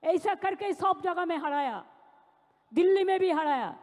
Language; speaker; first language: Hindi; non-native, local second language; Bangla